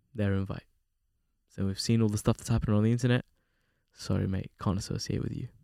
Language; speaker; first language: English; native; English